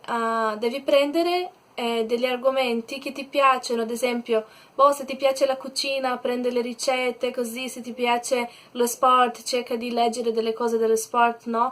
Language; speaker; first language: Italian; non-native, learner; Portuguese